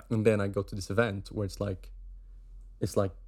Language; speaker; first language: English; non-native, fluent; German